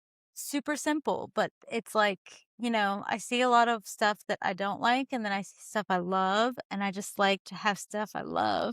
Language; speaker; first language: English; native; English